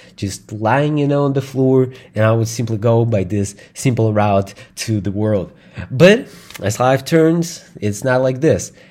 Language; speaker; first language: English; non-native, fluent; Russian